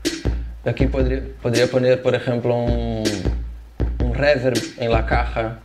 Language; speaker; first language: Spanish; non-native, fluent; Portuguese